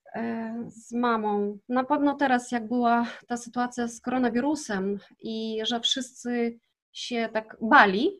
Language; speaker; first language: Polish; early bilingual, heritage; Kazakh